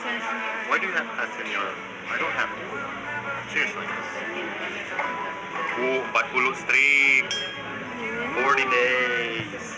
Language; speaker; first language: English; non-native, learner; Indonesian